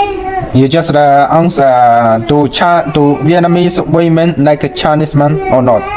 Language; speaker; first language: English; non-native, fluent; Chinese